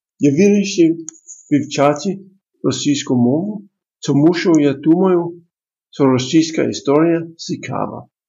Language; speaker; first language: Ukrainian; non-native, learner; Danish